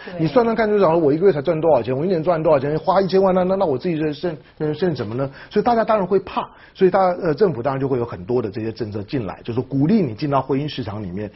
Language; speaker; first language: Chinese; native; Chinese